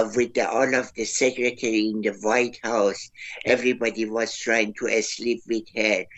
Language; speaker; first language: English; non-native, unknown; Persian